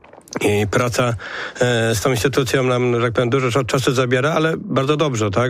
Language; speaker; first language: Polish; native; Polish